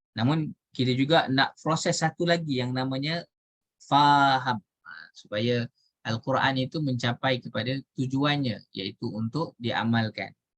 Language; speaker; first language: Malay; native; Malay